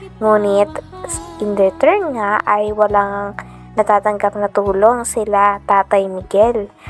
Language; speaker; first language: Filipino; native; Filipino